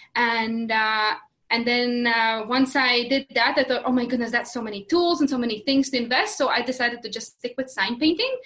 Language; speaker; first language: English; non-native, fluent; Latvian